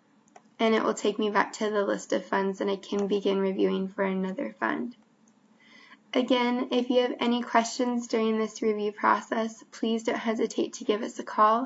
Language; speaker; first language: English; native; English